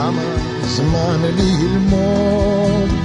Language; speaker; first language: Hebrew; non-native, learner; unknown